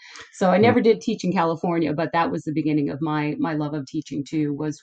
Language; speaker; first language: English; native; English